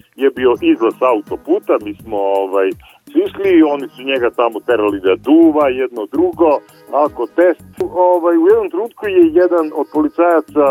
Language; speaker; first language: Serbian; native; Serbian